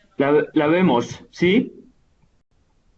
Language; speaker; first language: Spanish; non-native, fluent; Italian